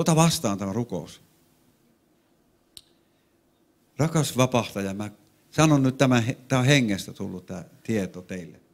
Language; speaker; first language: Finnish; non-native, fluent; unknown